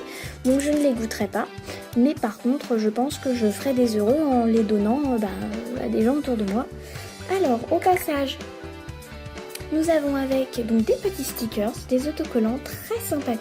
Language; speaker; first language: French; native; French